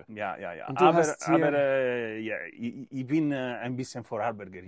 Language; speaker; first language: German; non-native, learner; Italian